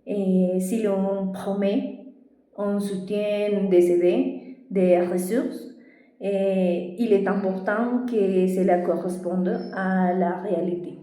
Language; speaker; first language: French; non-native, fluent; Spanish